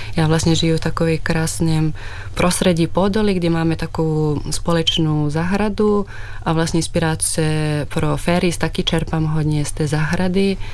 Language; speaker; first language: Czech; non-native, fluent; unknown